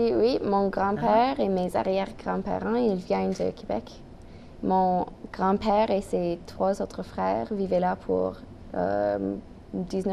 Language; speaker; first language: French; non-native, local second language; English